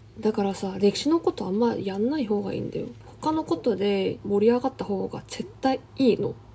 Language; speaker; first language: Japanese; non-native, fluent; Korean